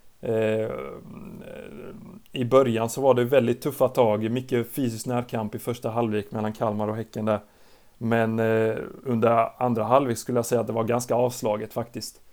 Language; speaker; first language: Swedish; native; Swedish